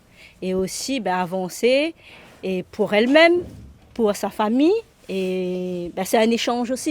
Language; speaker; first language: French; non-native, local second language; Réunion Creole French